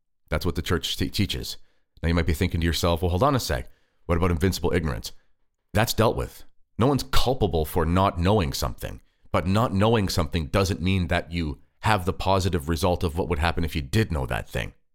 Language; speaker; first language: English; native; English